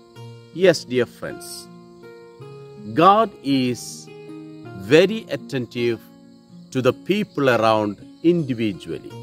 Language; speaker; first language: English; non-native, local second language; Malayalam